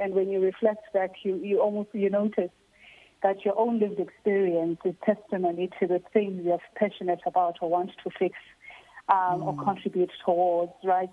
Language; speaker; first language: English; non-native, local second language; Xhosa